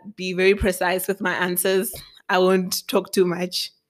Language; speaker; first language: English; non-native, local second language; Venda